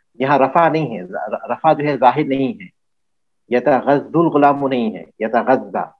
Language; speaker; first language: Urdu; native; Urdu